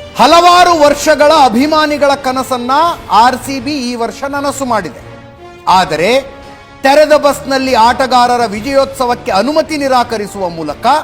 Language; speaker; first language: Kannada; native; Kannada